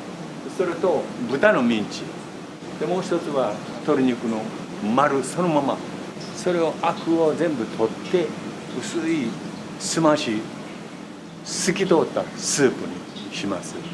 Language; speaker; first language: Japanese; native; Japanese